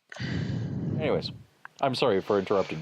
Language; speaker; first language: English; native; English